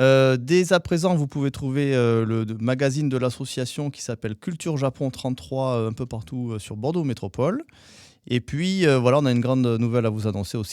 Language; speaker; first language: French; native; French